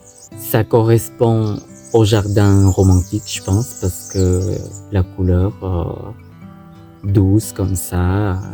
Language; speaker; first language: French; non-native, fluent; Thai